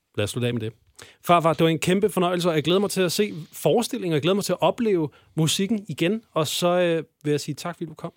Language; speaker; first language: Danish; native; Danish